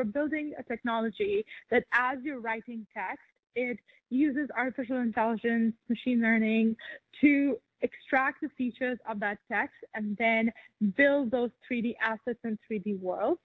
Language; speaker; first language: English; non-native, local second language; Urdu